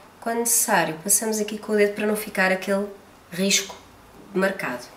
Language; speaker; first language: Portuguese; native; Portuguese